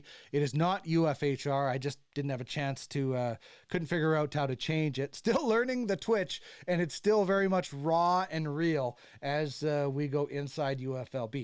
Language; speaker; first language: English; native; English